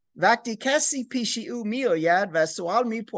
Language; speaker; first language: Persian; non-native, learner; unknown